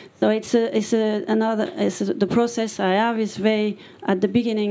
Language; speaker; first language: English; non-native, fluent; French